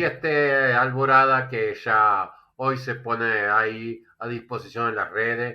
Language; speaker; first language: Spanish; native; Spanish